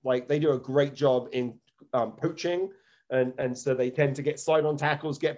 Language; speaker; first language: English; native; English